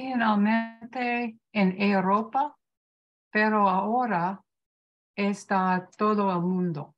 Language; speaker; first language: Spanish; non-native, learner; English